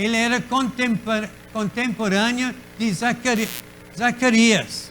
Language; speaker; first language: Portuguese; native; Portuguese